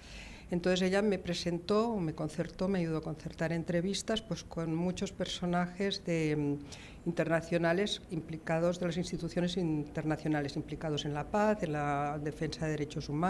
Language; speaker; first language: Spanish; native; Spanish